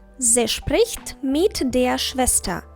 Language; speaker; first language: German; non-native, fluent; Ukrainian